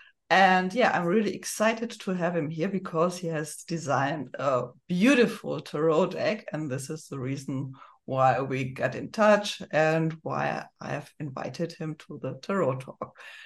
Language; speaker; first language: English; non-native, fluent; German